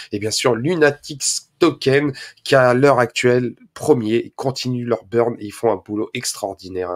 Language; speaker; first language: French; native; French